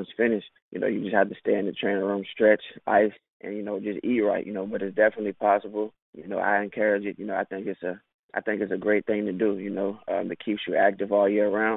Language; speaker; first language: English; native; English